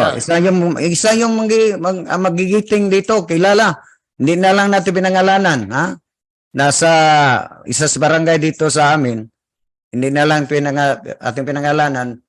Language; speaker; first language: Filipino; non-native, local second language; Cebuano